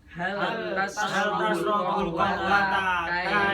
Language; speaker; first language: Arabic; non-native, learner; Indonesian